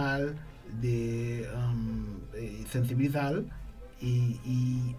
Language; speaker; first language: Spanish; non-native, fluent; Haitian Creole